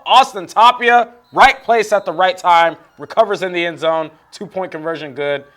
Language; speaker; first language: English; native; English